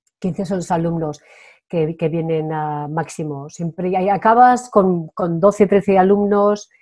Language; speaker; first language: Spanish; native; Spanish